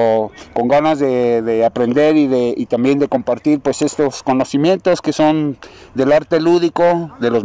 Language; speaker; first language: Spanish; native; Spanish